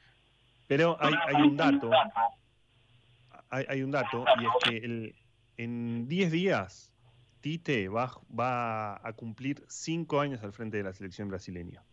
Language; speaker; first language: Spanish; native; Spanish